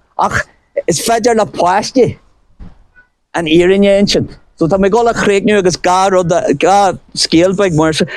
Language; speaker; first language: Irish; non-native, local second language; English